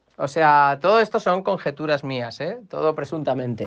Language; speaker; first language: Spanish; native; Spanish